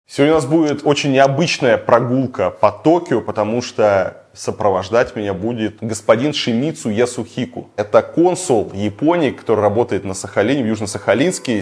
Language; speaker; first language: Russian; native; Russian